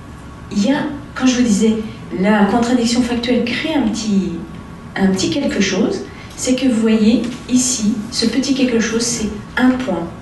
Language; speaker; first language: French; native; French